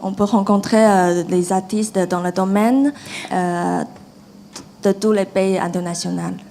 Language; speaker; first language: French; non-native, learner; Chinese